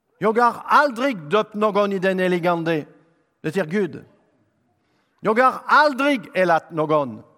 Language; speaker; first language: Swedish; non-native, fluent; French